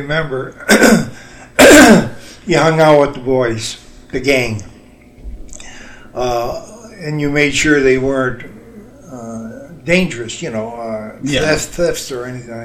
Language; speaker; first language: English; native; English